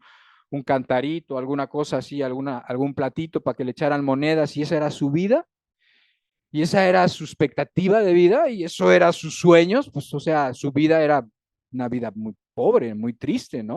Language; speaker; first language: Spanish; native; Spanish